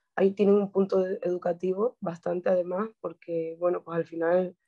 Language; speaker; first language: Spanish; native; Spanish